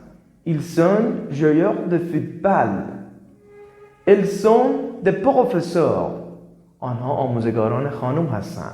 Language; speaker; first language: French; non-native, learner; Persian